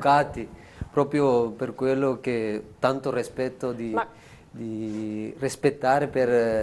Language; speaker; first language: Italian; non-native, learner; Sinhala